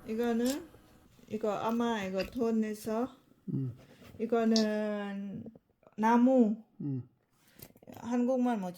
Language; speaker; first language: Korean; non-native, learner; Lao